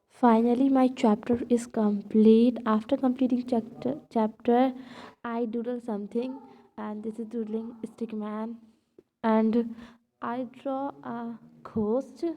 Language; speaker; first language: English; non-native, local second language; Urdu